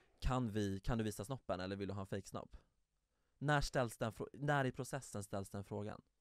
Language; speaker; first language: Swedish; native; Swedish